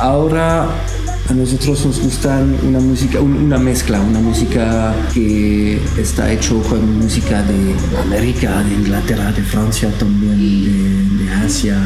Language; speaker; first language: Spanish; non-native, learner; French